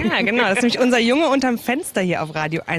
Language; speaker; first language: German; native; German